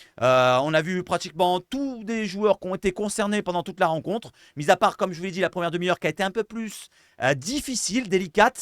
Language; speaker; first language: French; native; French